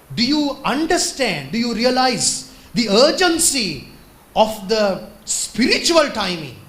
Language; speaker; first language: English; non-native, local second language; Sinhala